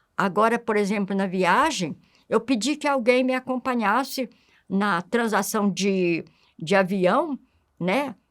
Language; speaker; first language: Portuguese; native; Portuguese